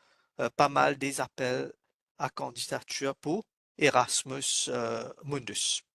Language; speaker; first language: French; non-native, fluent; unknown